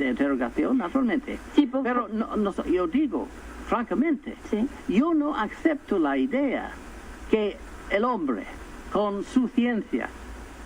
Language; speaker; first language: Spanish; non-native, fluent; English